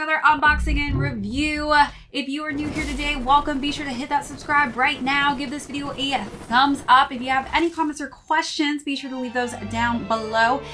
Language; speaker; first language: English; native; English